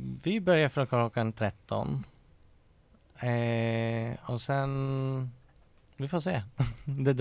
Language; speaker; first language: Swedish; non-native, fluent; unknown